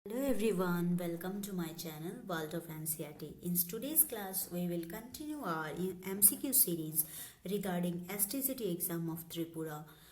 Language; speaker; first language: English; non-native, local second language; Bangla